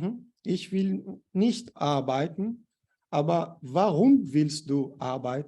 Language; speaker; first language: German; non-native, fluent; Portuguese